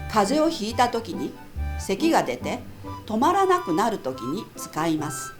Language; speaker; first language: Japanese; native; Japanese